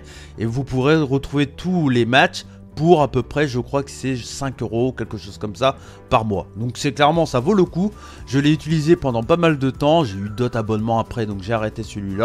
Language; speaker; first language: French; native; French